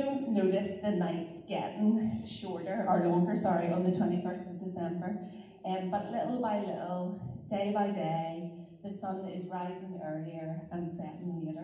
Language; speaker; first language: English; native; English